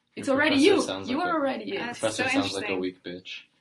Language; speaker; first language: English; early bilingual, other home language; Italian